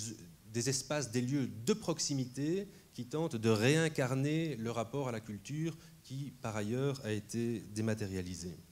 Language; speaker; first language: French; native; French